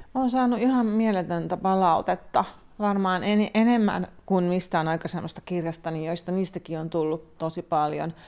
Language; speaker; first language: Finnish; native; Finnish